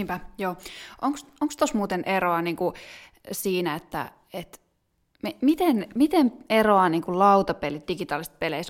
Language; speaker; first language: Finnish; native; Finnish